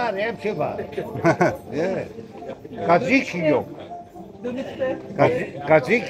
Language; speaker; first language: Turkish; non-native, learner; Greek